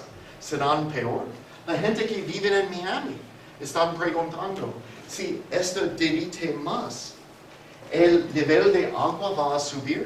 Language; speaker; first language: Spanish; non-native, fluent; English